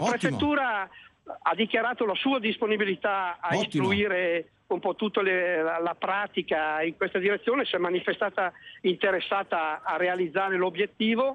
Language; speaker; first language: Italian; native; Italian